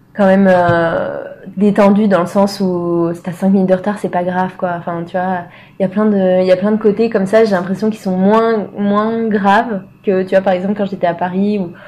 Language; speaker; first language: French; native; French